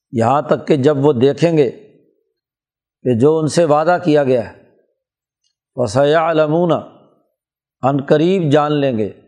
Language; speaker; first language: Urdu; non-native, local second language; Punjabi